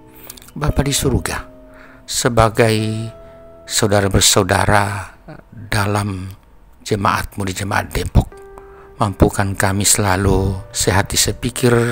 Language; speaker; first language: Indonesian; native; Indonesian